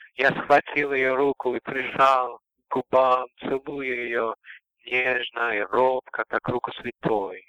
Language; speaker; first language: Russian; native; Russian